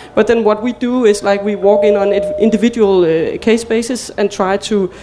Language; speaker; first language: English; non-native, fluent; Danish